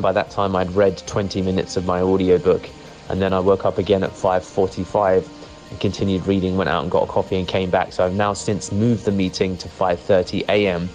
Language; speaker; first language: English; native; English